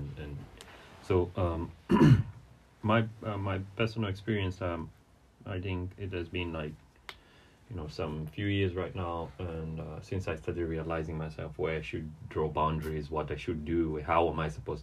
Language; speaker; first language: English; non-native, local second language; Swahili